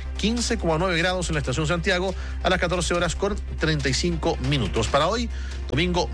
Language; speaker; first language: Spanish; native; Spanish